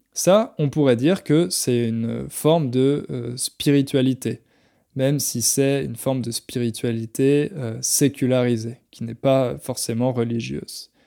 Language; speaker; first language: French; native; French